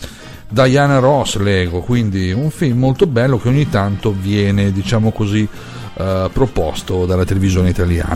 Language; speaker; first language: Italian; native; Italian